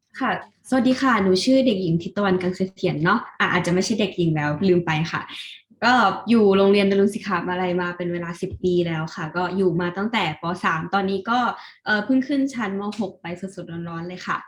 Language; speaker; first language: Thai; native; Thai